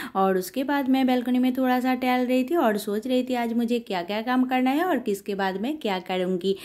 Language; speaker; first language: Hindi; non-native, local second language; Bangla